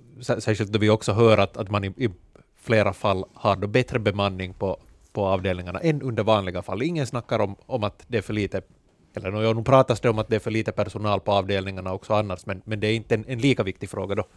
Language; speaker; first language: Swedish; native; Swedish